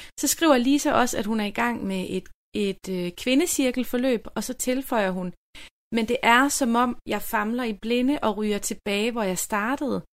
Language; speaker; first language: Danish; native; Danish